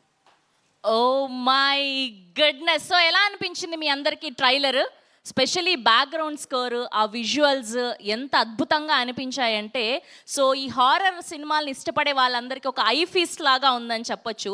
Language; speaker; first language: Telugu; native; Telugu